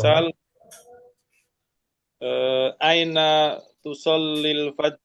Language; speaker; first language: Arabic; non-native, learner; Indonesian